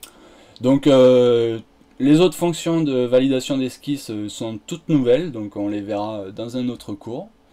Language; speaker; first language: French; native; French